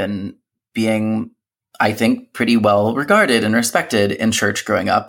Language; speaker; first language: English; native; English